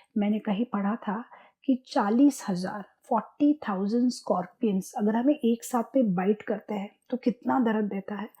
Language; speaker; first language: Hindi; non-native, local second language; Gujarati